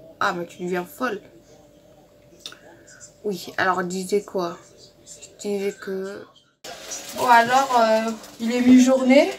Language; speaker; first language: French; non-native, local second language; Morisyen